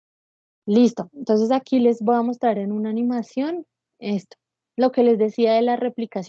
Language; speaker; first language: Spanish; native; Spanish